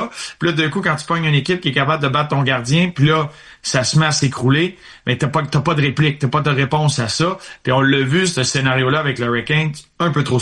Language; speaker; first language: French; native; French